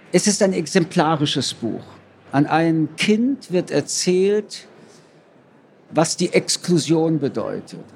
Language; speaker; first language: German; early bilingual, other home language; French